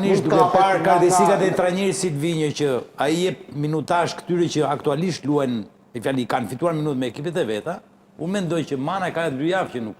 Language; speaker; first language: Albanian; native; Albanian